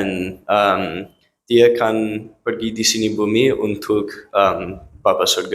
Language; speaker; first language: Indonesian; non-native, learner; English